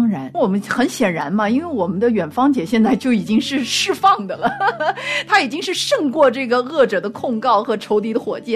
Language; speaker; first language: Chinese; native; Chinese